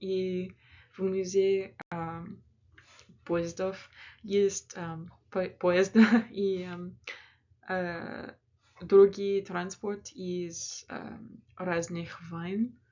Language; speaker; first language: Russian; non-native, learner; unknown